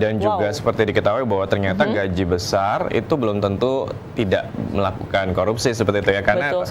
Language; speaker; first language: Indonesian; native; Indonesian